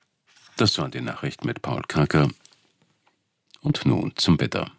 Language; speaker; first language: German; native; German